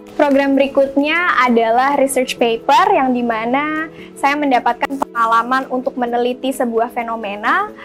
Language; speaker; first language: Indonesian; early bilingual, heritage; Indonesian